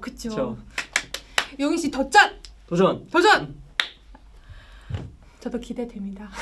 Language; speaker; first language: Korean; non-native, learner; Chinese